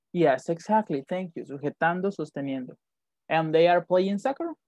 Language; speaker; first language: English; non-native, fluent; Spanish